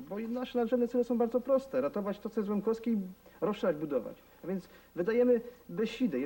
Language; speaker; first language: Polish; non-native, local second language; Rusyn